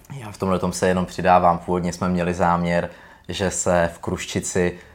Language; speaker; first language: Czech; native; Czech